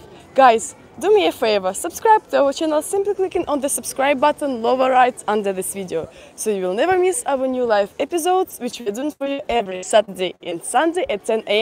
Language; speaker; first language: English; non-native, fluent; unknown